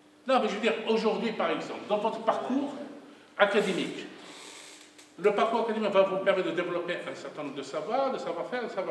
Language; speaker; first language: French; non-native, local second language; Arabic